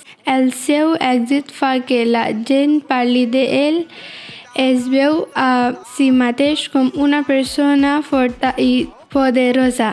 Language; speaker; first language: Catalan; non-native, learner; Punjabi